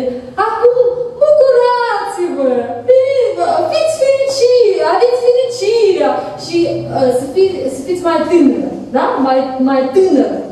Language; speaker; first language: Romanian; non-native, learner; Russian